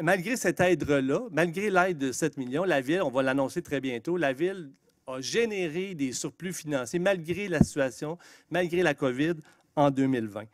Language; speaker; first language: French; native; French